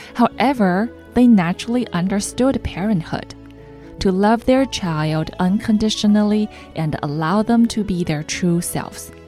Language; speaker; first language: English; non-native, fluent; Chinese